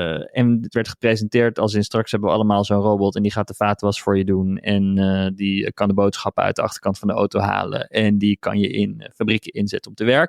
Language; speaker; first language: Dutch; native; Dutch